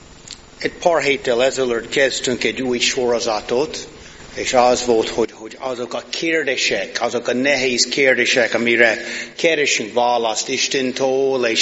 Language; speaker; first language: Hungarian; non-native, fluent; English